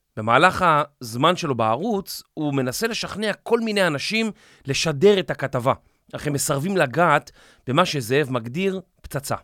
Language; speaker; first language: Hebrew; native; Hebrew